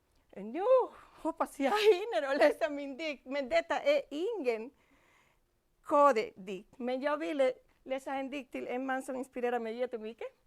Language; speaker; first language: Swedish; non-native, fluent; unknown